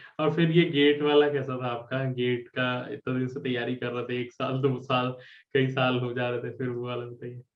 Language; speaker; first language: Hindi; native; Hindi